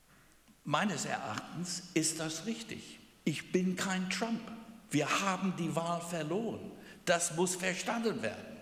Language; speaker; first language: German; non-native, fluent; English